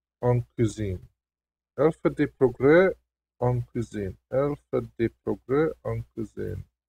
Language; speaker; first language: French; non-native, learner; Hungarian